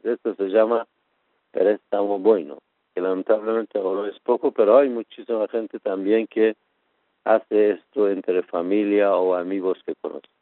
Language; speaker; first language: Spanish; non-native, fluent; Persian